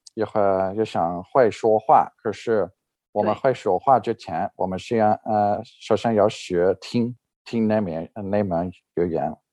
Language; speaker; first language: Chinese; non-native, fluent; Dutch